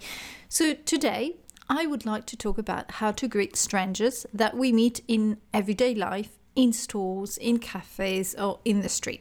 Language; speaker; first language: English; non-native, fluent; French